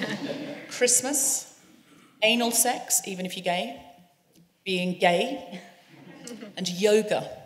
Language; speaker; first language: English; native; English